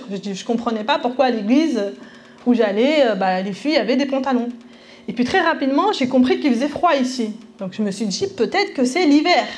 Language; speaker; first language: French; early bilingual, other home language; Spanish